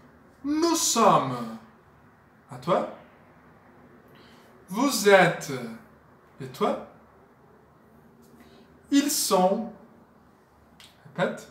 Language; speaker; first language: French; non-native, fluent; Portuguese